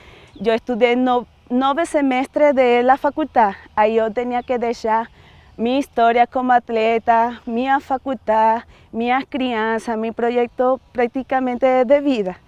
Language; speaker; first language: Portuguese; non-native, learner; Spanish